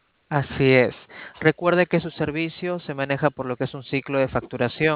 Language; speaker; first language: Spanish; native; Spanish